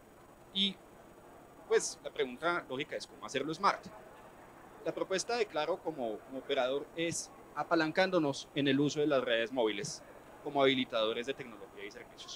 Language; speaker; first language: Spanish; native; Spanish